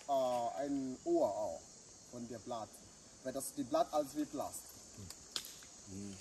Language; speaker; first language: German; non-native, learner; Swahili